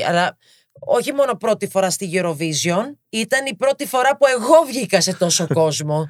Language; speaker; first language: Greek; early bilingual, heritage; Greek